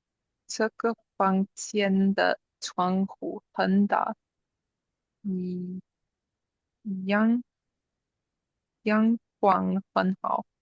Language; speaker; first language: Chinese; non-native, learner; English